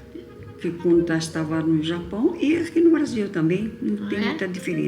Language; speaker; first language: Portuguese; non-native, local second language; Japanese